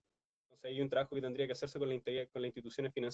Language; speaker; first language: Spanish; native; Spanish